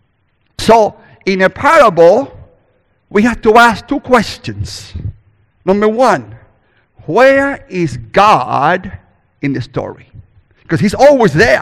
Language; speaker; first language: English; non-native, fluent; Spanish